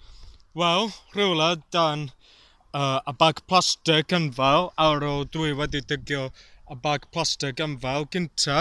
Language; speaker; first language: Welsh; non-native, learner; English